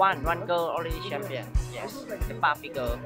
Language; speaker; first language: English; non-native, learner; Thai